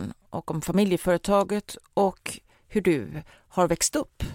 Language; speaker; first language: Swedish; native; Swedish